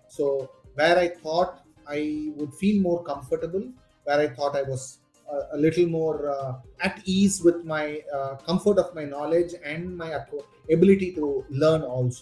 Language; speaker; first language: English; non-native, local second language; Tamil